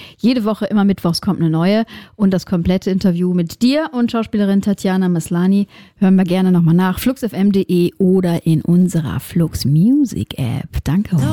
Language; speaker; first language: German; native; German